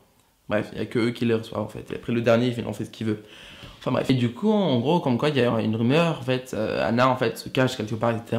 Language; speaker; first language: French; native; French